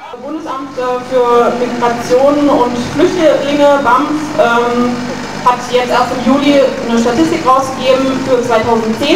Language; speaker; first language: German; native; German